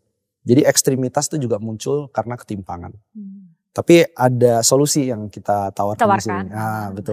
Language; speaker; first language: Indonesian; native; Indonesian